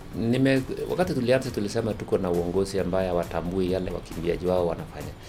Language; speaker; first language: Swahili; non-native, local second language; Kalenjin